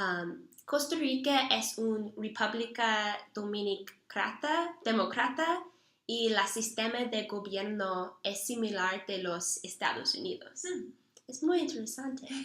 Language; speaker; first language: Spanish; non-native, learner; English